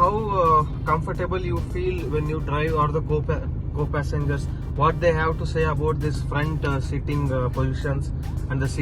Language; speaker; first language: English; non-native, local second language; Kannada